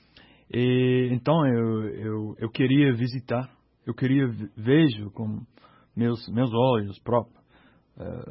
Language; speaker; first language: Portuguese; non-native, learner; English